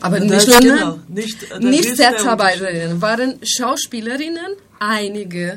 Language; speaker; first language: German; non-native, fluent; Spanish